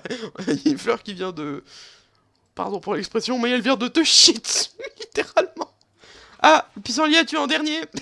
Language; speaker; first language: French; native; French